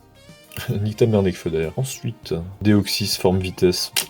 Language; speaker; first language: French; native; French